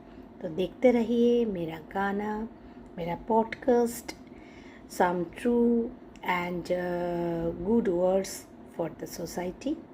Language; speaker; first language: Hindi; non-native, local second language; Bangla